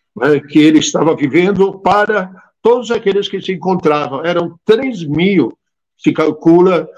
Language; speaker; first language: Portuguese; non-native, fluent; Italian